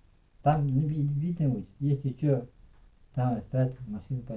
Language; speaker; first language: Russian; non-native, local second language; Yakut